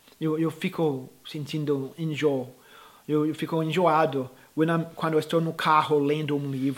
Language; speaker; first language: Portuguese; non-native, fluent; English